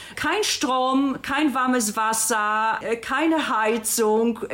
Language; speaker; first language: German; non-native, fluent; Polish